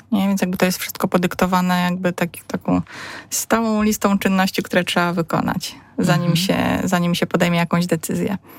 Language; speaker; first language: Polish; native; Polish